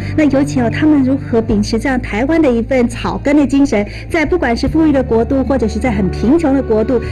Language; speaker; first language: Chinese; native; Chinese